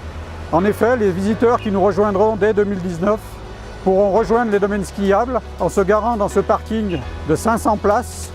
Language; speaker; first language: French; native; French